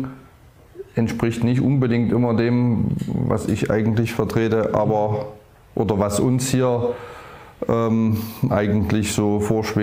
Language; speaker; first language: German; native; German